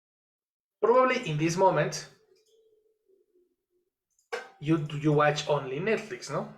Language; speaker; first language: English; non-native, fluent; Spanish